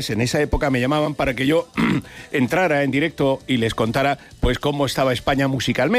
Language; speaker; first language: Spanish; native; Spanish